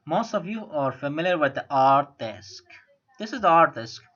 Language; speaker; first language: English; non-native, fluent; Persian